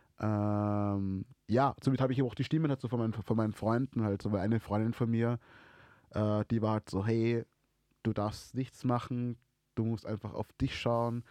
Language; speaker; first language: German; early bilingual, other home language; Swahili